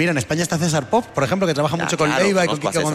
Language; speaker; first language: Spanish; native; Spanish